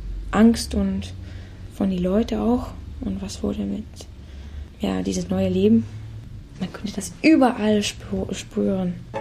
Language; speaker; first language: German; non-native, fluent; Spanish